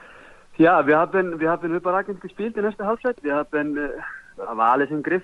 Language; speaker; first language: German; non-native, learner; Icelandic